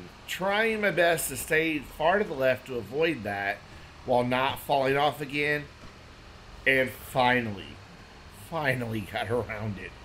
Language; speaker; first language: English; native; English